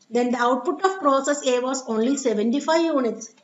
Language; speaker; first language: English; non-native, local second language; Malayalam